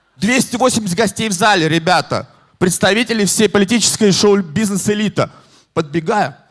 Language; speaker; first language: Russian; native; Russian